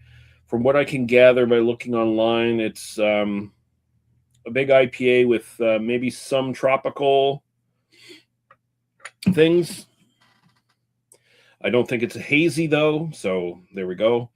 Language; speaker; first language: English; native; English